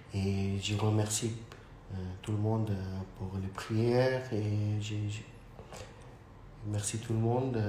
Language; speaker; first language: French; non-native, learner; Urdu